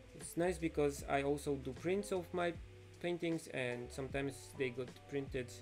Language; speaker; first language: English; non-native, fluent; Polish